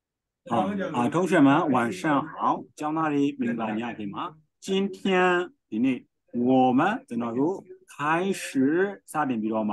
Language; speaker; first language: Chinese; non-native, fluent; Burmese